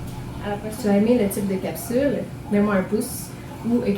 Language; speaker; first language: French; native; French